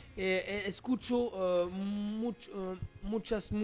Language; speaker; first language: Spanish; non-native, learner; French